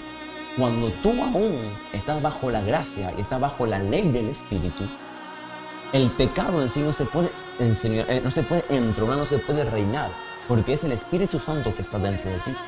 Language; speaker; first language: Spanish; native; Spanish